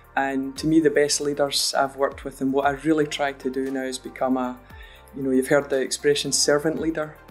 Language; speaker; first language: English; native; English